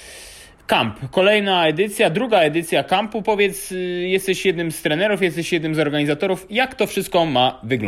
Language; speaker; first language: Polish; native; Polish